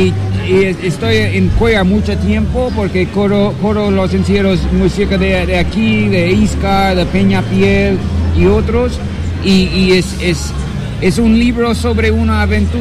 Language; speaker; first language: Spanish; non-native, learner; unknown